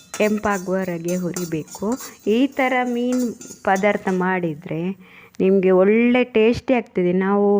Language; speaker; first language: Kannada; non-native, local second language; Tulu